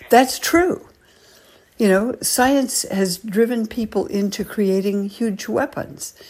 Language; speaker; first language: English; native; English